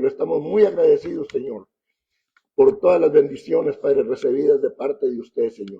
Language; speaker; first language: Spanish; native; Spanish